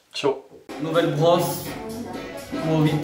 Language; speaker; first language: French; native; French